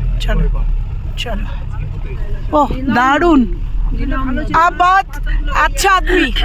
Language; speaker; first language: Hindi; non-native, local second language; Bangla